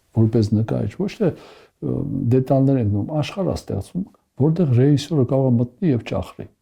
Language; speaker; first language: Armenian; early bilingual, heritage; Armenian